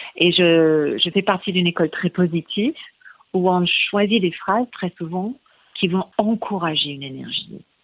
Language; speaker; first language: French; non-native, fluent; English